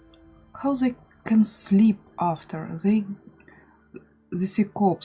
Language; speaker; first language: English; non-native, learner; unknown